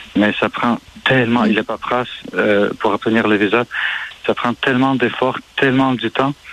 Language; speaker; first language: French; non-native, fluent; Ukrainian